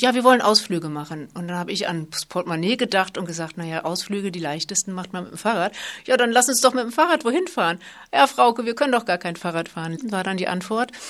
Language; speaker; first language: German; native; German